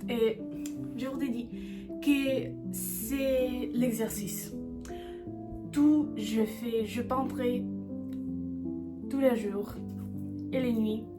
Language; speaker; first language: French; non-native, learner; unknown